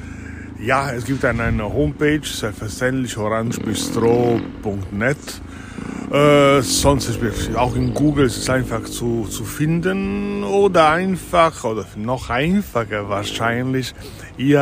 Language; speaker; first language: German; non-native, fluent; Italian